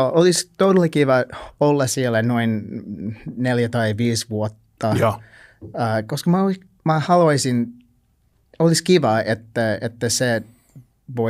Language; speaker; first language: Finnish; non-native, learner; English